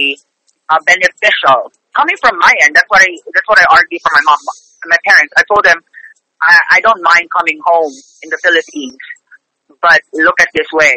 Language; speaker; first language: English; non-native, local second language; Filipino